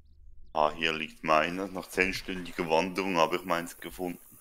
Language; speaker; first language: German; native; German